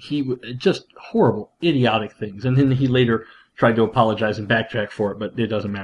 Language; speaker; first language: English; native; English